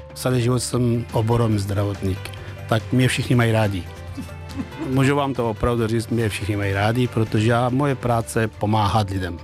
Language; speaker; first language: Czech; non-native, fluent; Persian